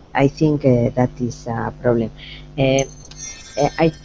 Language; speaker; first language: English; non-native, learner; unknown